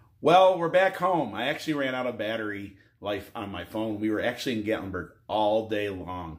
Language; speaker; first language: English; native; English